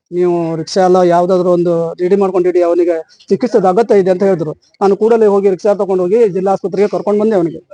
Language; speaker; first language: Kannada; non-native, local second language; Konkani